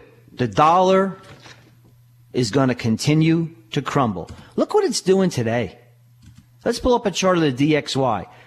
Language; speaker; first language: English; native; English